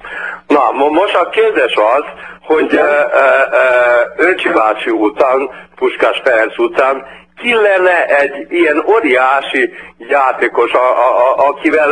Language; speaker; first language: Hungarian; early bilingual, heritage; Portuguese